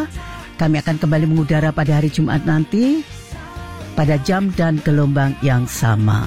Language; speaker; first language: Indonesian; native; Indonesian